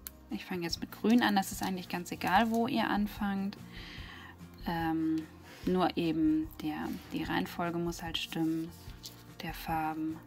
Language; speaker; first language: German; native; German